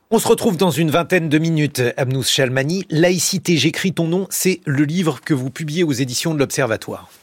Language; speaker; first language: French; native; French